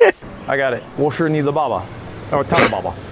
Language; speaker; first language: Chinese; non-native, learner; English